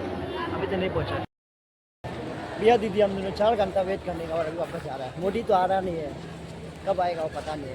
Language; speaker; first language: Hindi; non-native, local second language; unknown